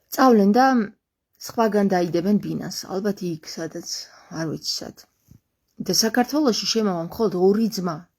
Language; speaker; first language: Georgian; native; Georgian